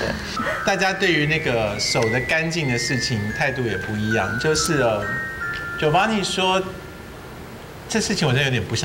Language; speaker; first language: Chinese; native; Chinese